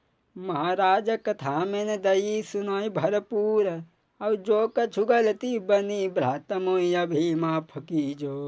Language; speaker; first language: Hindi; native; Hindi